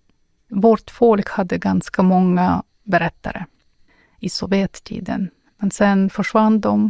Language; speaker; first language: Swedish; non-native, fluent; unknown